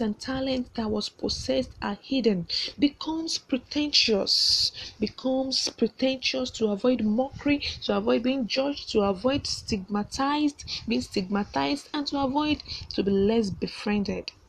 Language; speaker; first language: English; non-native, local second language; Yoruba